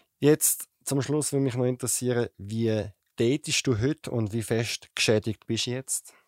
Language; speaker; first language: German; native; German